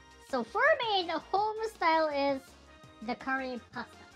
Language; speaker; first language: English; non-native, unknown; Japanese